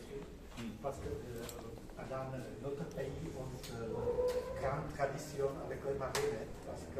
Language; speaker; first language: French; non-native, fluent; Czech